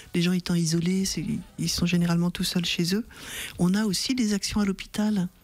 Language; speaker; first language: French; native; French